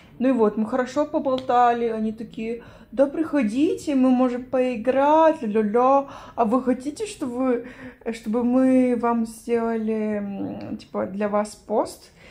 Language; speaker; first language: Russian; non-native, fluent; Spanish